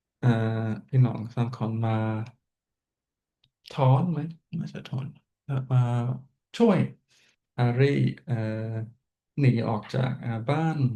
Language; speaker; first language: Thai; non-native, fluent; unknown